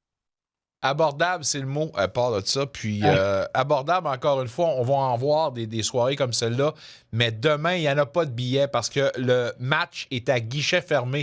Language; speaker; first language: French; native; French